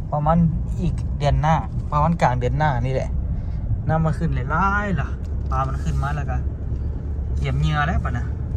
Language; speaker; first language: Thai; native; Thai